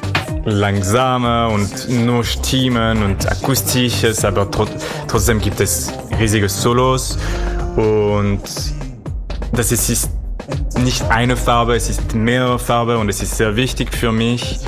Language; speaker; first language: German; non-native, learner; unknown